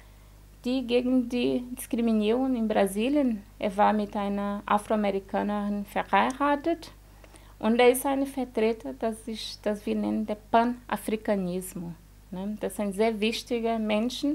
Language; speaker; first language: German; non-native, fluent; Portuguese